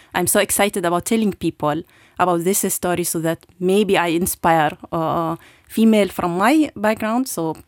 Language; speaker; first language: English; non-native, fluent; Arabic